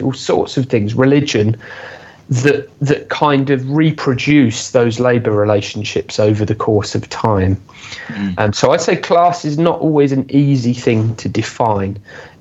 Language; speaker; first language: English; native; English